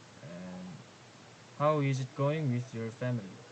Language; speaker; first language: English; non-native, learner; Korean